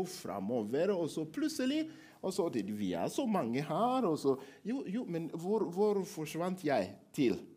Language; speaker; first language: Swedish; non-native, learner; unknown